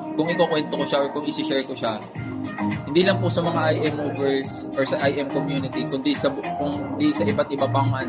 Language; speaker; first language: Filipino; native; Filipino